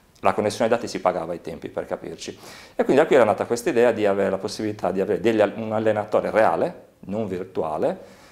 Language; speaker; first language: Italian; native; Italian